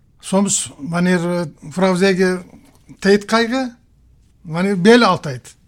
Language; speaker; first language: Dutch; non-native, learner; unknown